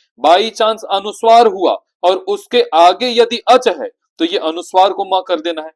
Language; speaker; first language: Hindi; native; Hindi